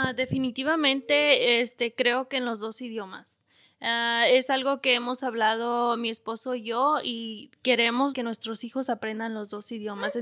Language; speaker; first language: Spanish; native; Spanish